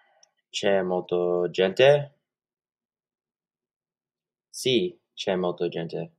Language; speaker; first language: Italian; non-native, learner; English